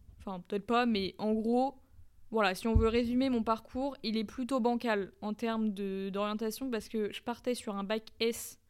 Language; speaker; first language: French; native; French